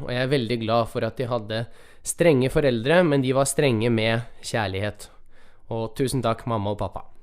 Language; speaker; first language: Norwegian; early bilingual, other home language; Russian